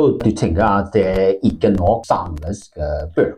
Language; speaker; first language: Norwegian; non-native, learner; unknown